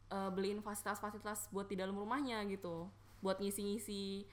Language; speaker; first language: Indonesian; native; Indonesian